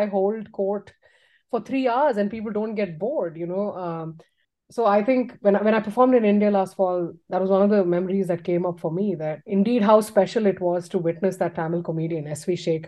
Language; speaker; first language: English; non-native, local second language; Tamil